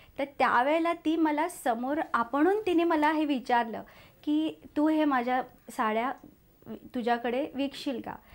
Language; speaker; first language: Marathi; native; Marathi